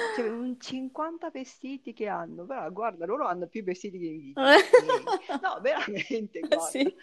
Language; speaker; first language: Italian; non-native, learner; Japanese